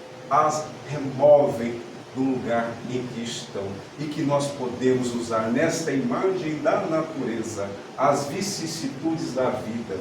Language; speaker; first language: Portuguese; native; Portuguese